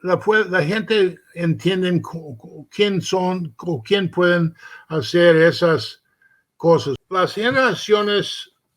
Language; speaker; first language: Spanish; early bilingual, heritage; Spanish